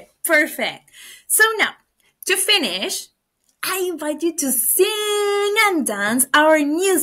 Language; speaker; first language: English; non-native, fluent; Spanish